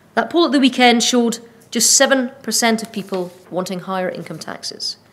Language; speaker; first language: English; native; English